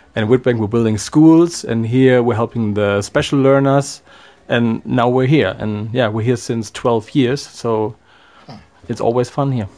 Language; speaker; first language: English; non-native, fluent; German